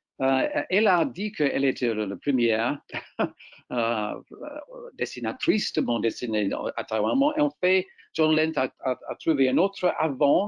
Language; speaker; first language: French; non-native, fluent; English